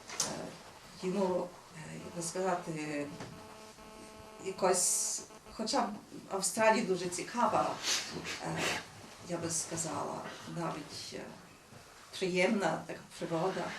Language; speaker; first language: Ukrainian; early bilingual, heritage; Ukrainian